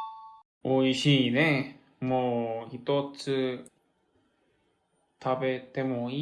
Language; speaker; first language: Japanese; non-native, learner; Korean